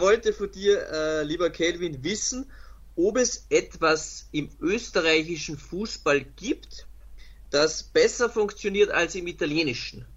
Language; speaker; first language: German; native; German